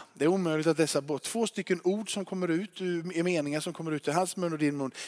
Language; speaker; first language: Swedish; native; Swedish